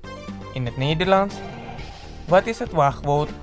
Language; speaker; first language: Dutch; non-native, fluent; Indonesian